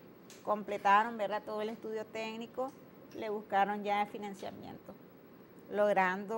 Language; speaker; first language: Spanish; native; Spanish